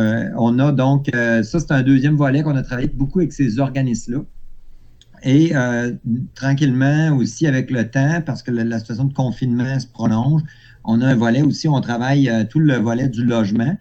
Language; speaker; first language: French; native; French